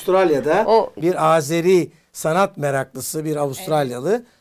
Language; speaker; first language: Turkish; native; Turkish